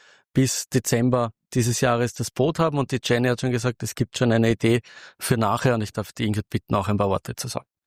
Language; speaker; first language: German; native; German